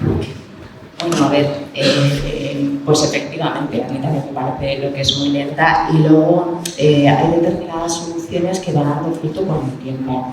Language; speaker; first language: Spanish; native; Spanish